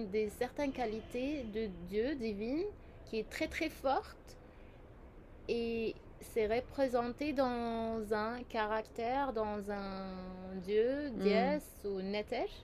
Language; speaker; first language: French; non-native, fluent; Arabic